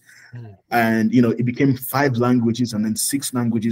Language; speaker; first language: English; non-native, local second language; Yoruba